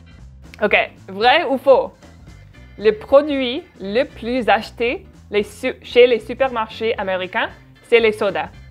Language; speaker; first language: French; non-native, fluent; English